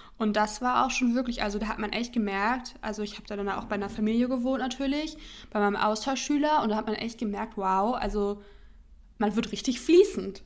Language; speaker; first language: German; native; German